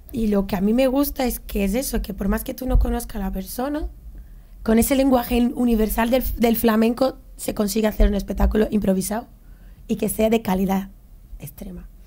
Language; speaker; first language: Spanish; non-native, fluent; Portuguese